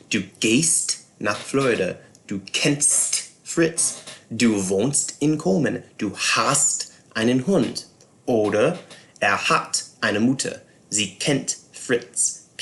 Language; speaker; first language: German; non-native, fluent; English